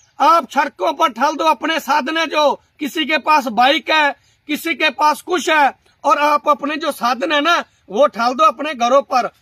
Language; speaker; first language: Hindi; non-native, local second language; Punjabi